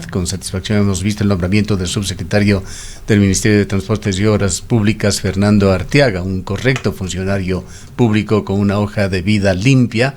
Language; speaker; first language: Spanish; native; Spanish